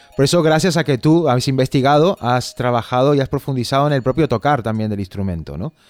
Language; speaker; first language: Spanish; native; Spanish